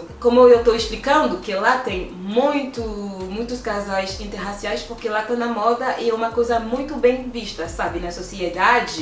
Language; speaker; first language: Portuguese; non-native, fluent; French